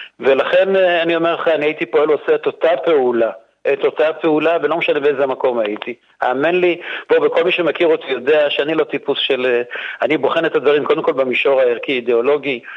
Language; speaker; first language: Hebrew; native; Hebrew